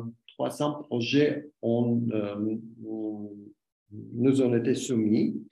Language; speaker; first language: French; non-native, learner; Armenian